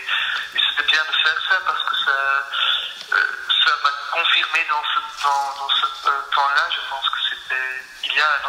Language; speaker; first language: French; non-native, fluent; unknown